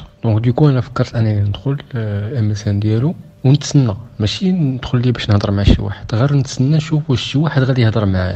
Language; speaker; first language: Arabic; native; Arabic